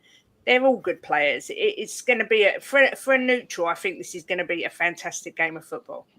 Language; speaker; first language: English; native; English